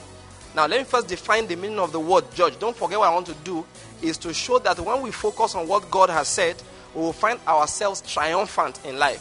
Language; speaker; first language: English; non-native, local second language; Igbo